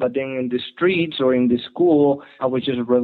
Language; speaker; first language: English; non-native, fluent; Spanish